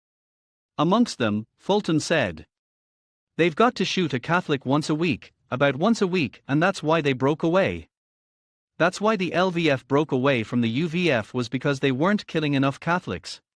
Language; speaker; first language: English; native; English